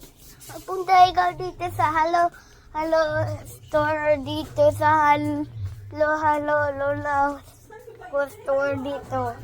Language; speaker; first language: Filipino; early bilingual, heritage; English